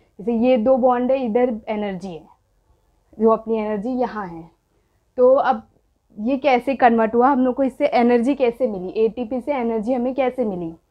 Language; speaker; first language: Hindi; non-native, local second language; Marathi